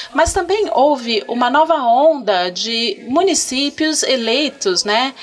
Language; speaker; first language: Portuguese; non-native, fluent; French